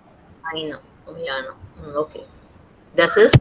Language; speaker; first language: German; non-native, fluent; Tamil